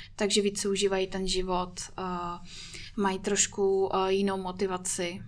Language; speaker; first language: Czech; non-native, fluent; Russian